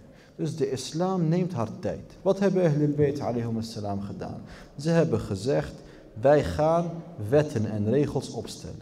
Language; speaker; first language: Dutch; early bilingual, other home language; Arabic